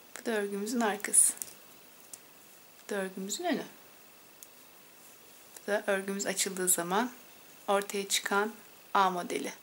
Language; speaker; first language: Turkish; native; Turkish